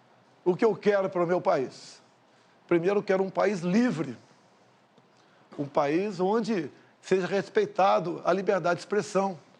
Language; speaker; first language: Portuguese; native; Portuguese